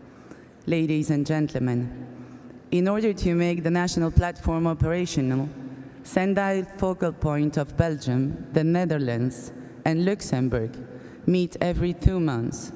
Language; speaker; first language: English; non-native, fluent; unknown